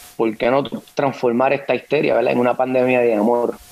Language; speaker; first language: Spanish; native; Spanish